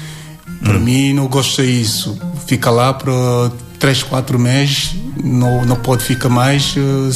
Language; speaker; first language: Portuguese; non-native, learner; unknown